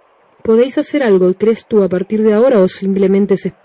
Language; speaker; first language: Spanish; native; Spanish